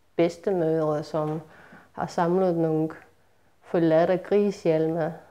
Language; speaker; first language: Danish; non-native, fluent; Estonian